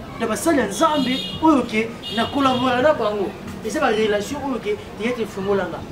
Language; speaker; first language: Lingala; native; Lingala